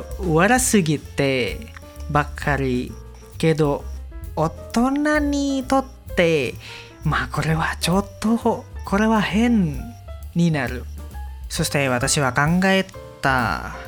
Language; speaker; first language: Japanese; non-native, learner; Indonesian